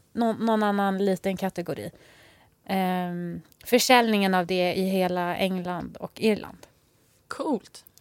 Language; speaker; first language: Swedish; early bilingual, other home language; Persian